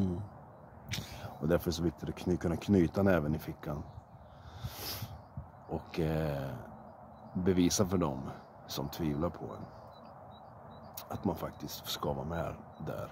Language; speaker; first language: Swedish; native; Swedish